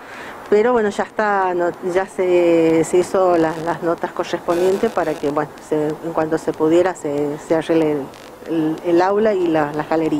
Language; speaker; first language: Spanish; native; Spanish